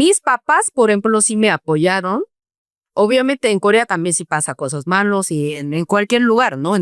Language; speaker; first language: Spanish; non-native, fluent; Korean